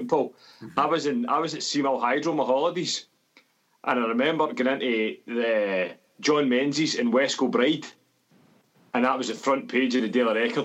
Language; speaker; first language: English; native; English